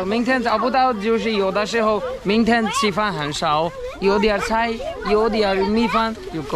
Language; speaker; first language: Chinese; non-native, learner; Bangla